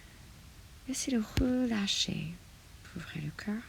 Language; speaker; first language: French; non-native, fluent; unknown